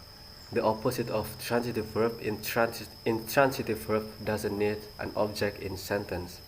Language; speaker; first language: English; non-native, learner; Indonesian